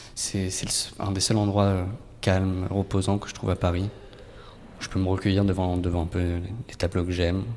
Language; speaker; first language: French; native; French